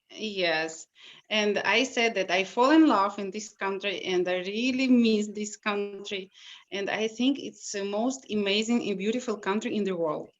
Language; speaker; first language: English; non-native, learner; Russian